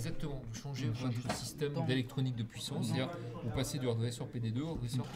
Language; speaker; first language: French; native; French